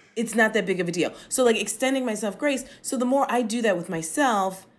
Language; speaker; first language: English; native; English